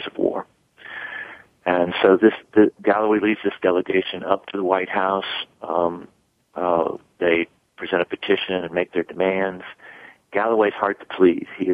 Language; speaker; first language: English; native; English